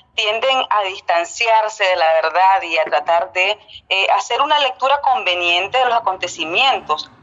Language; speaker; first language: Spanish; native; Spanish